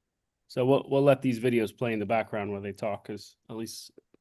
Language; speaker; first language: English; native; English